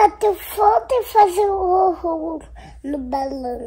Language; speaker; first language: Portuguese; early bilingual, heritage; Portuguese